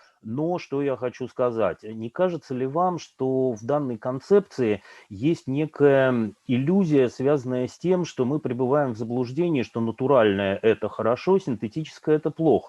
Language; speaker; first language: Russian; native; Russian